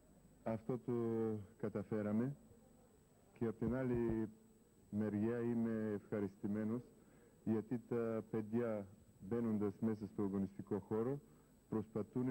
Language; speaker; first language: Greek; non-native, fluent; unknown